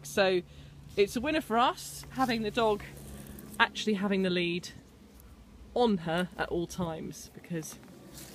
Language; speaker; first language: English; native; English